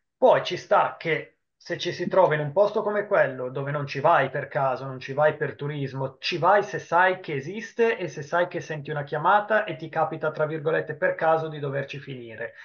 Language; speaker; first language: Italian; native; Italian